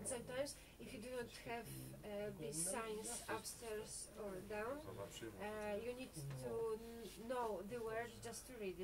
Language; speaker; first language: English; non-native, fluent; Polish